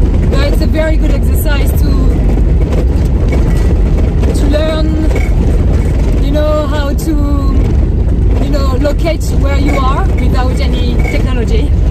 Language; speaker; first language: English; non-native, fluent; French